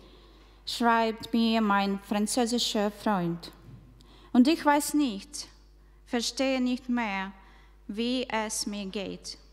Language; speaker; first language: German; non-native, fluent; Ukrainian